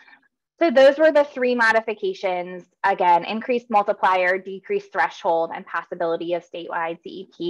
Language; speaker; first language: English; native; English